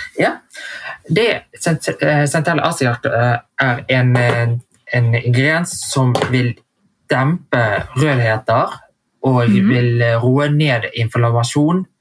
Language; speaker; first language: Norwegian; early bilingual, heritage; Vietnamese